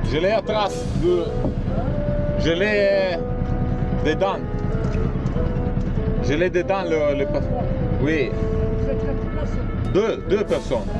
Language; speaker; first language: French; non-native, learner; Italian